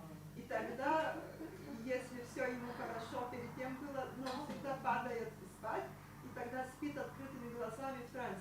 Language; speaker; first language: Russian; non-native, local second language; Lithuanian